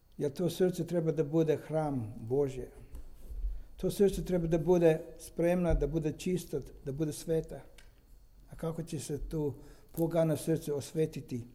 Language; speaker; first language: Serbian; non-native, fluent; Romanian